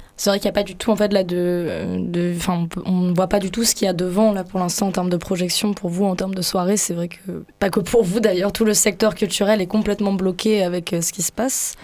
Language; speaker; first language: French; native; French